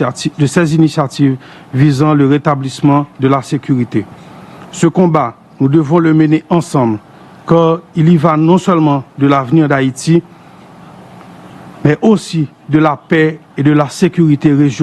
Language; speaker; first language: French; non-native, local second language; Haitian Creole